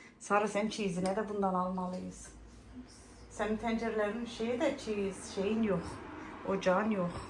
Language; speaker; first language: Turkish; native; Turkish